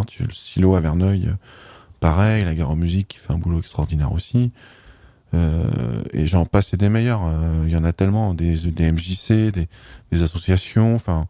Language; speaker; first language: French; native; French